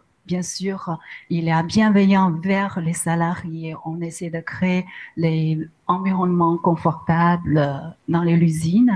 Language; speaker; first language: French; non-native, learner; Chinese